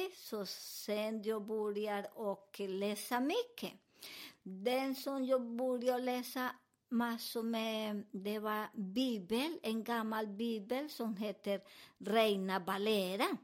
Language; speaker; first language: Swedish; non-native, learner; Spanish